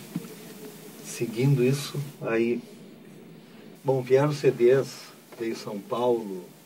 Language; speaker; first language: Portuguese; native; Portuguese